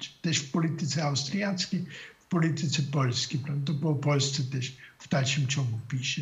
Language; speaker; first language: Polish; non-native, fluent; German